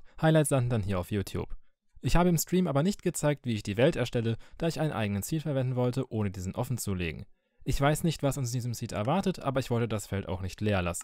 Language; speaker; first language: German; native; German